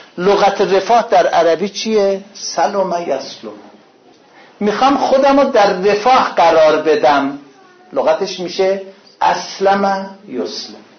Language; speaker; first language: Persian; non-native, local second language; Azerbaijani